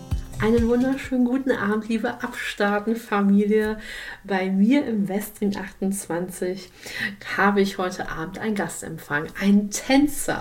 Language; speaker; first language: German; native; German